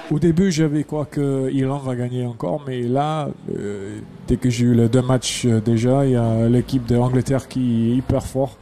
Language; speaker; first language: French; non-native, fluent; English